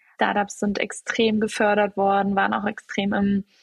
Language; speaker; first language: German; native; German